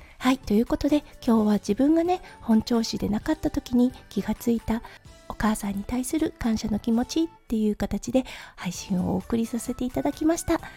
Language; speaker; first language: Japanese; native; Japanese